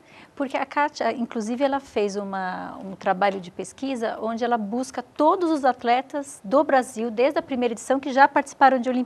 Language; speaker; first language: Portuguese; native; Portuguese